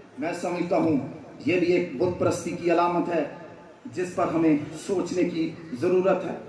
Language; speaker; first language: Urdu; non-native, local second language; Punjabi